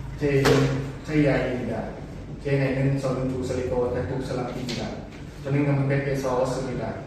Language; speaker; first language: Korean; non-native, learner; Thai